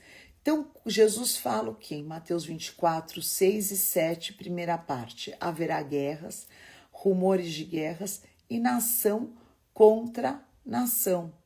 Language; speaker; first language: Portuguese; native; Portuguese